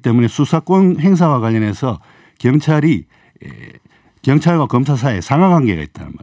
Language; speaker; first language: Korean; native; Korean